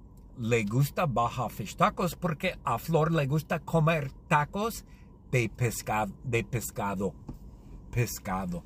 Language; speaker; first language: Spanish; non-native, learner; English